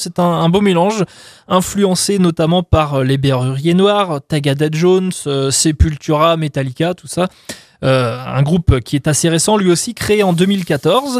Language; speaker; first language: French; native; French